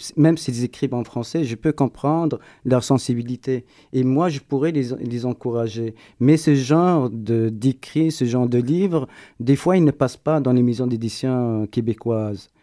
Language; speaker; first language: French; non-native, local second language; Berber languages